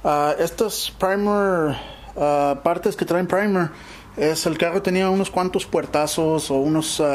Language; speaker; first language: Spanish; early bilingual, heritage; Spanish